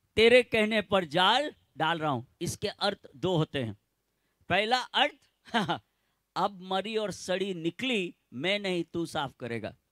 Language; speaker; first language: Hindi; non-native, local second language; Gujarati